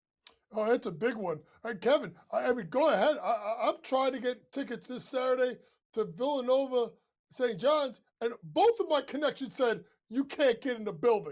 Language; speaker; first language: English; native; English